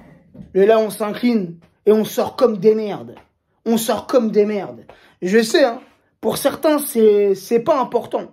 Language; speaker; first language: French; native; French